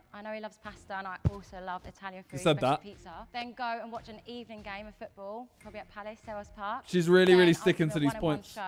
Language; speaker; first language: English; native; English